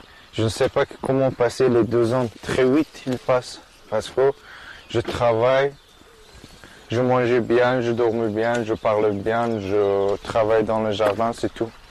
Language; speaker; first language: French; non-native, learner; Persian